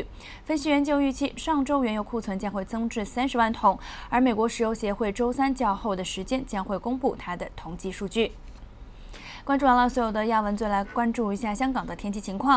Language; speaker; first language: Chinese; non-native, local second language; Cantonese